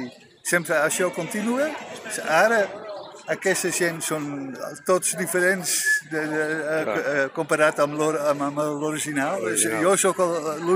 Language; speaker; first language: Catalan; non-native, fluent; Dutch